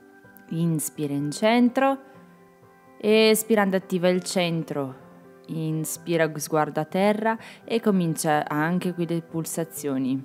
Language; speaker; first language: Italian; native; Italian